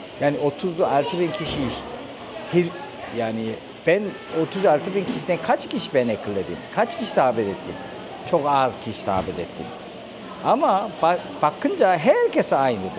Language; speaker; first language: Turkish; non-native, fluent; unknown